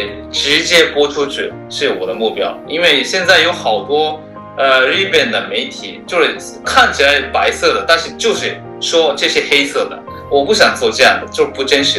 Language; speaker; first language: Chinese; non-native, fluent; Japanese